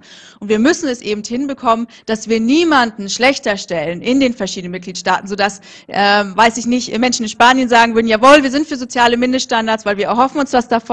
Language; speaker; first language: German; native; German